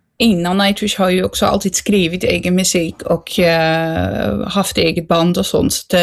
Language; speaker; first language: Swedish; non-native, fluent; Dutch